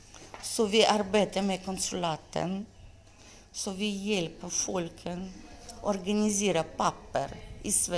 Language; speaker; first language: Swedish; non-native, learner; Russian